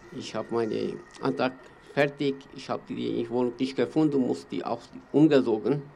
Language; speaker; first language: German; non-native, learner; Kurdish